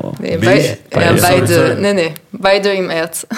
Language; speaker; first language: German; non-native, learner; French